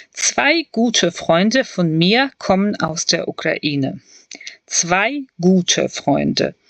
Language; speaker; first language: German; non-native, fluent; Ukrainian